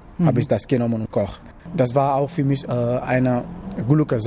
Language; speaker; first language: German; non-native, learner; Wolof